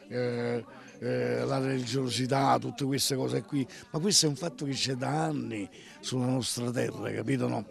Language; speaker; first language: Italian; native; Italian